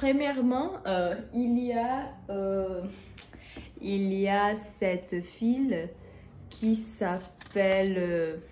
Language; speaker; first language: French; non-native, learner; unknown